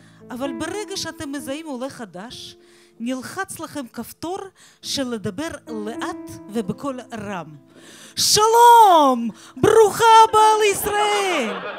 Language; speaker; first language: Hebrew; non-native, fluent; Russian